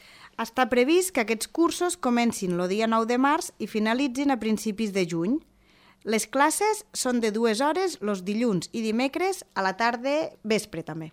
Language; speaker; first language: Catalan; native; Catalan